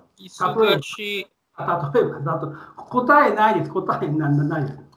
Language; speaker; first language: Japanese; non-native, fluent; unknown